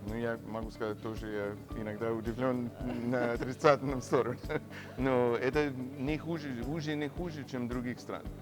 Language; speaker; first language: Russian; non-native, fluent; English